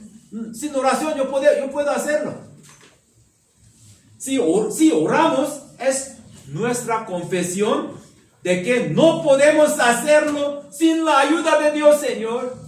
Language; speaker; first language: Spanish; non-native, learner; Korean